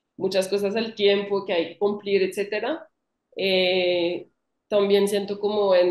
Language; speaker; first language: Spanish; non-native, fluent; French